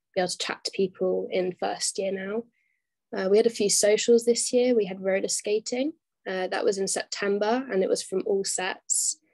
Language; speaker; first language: English; native; English